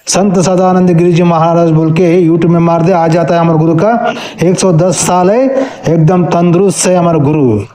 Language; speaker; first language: Hindi; non-native, local second language; Telugu